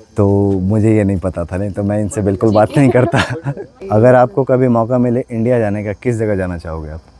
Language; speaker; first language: Hindi; native; Hindi